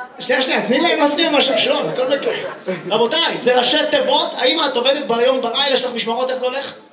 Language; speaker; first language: Hebrew; native; Hebrew